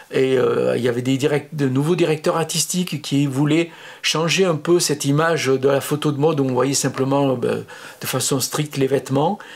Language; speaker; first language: French; native; French